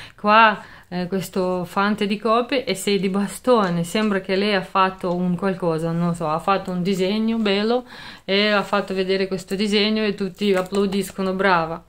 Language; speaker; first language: Italian; non-native, fluent; Russian